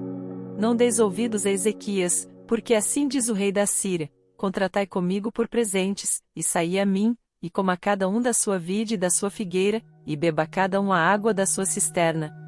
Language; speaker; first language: Portuguese; native; Portuguese